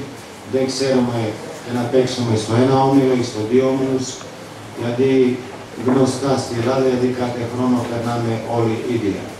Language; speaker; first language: Greek; non-native, fluent; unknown